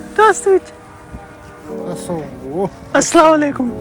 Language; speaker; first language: Russian; non-native, learner; Hindi